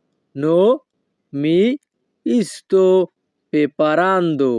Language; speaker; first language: Italian; non-native, fluent; Bangla